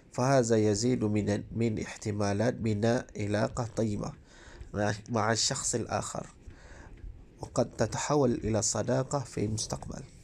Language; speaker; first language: Arabic; non-native, fluent; Malay